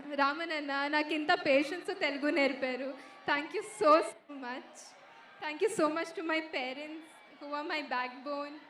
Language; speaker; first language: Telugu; non-native, local second language; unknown